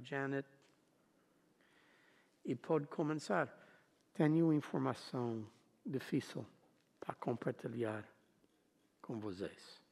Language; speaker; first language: Portuguese; non-native, fluent; English